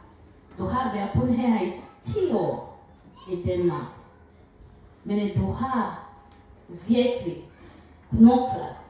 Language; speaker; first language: Danish; non-native, learner; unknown